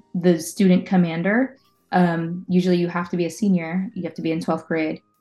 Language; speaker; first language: English; native; English